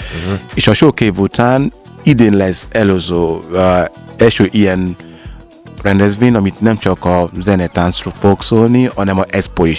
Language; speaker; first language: Hungarian; non-native, learner; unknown